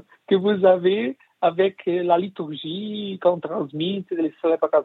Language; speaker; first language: French; non-native, learner; Portuguese